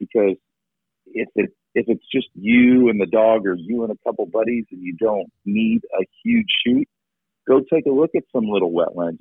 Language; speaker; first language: English; native; English